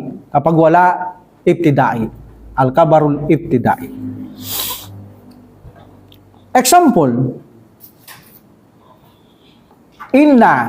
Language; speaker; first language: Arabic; non-native, fluent; Filipino